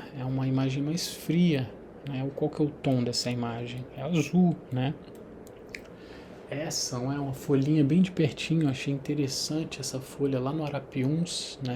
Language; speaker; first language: Portuguese; native; Portuguese